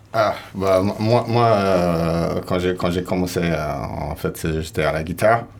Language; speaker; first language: French; non-native, fluent; English